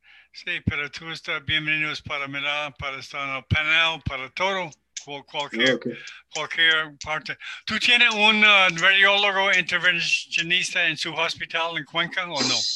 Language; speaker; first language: Spanish; non-native, learner; English